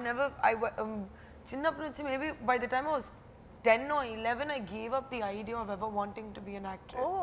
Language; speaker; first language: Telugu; non-native, fluent; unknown